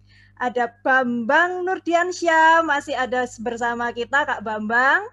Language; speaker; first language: Indonesian; native; Indonesian